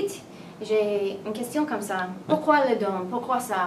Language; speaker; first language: French; non-native, learner; English